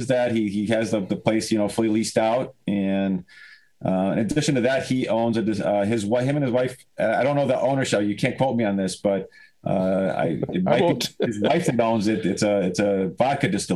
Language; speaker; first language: English; native; English